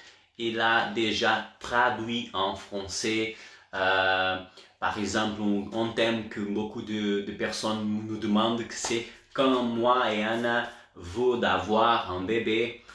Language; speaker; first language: French; non-native, learner; Portuguese